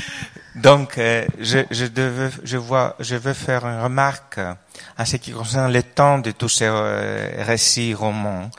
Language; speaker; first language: French; non-native, fluent; Greek